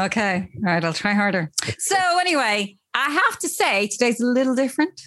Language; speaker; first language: English; native; English